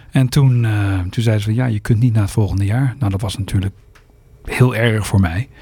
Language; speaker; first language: Dutch; native; Dutch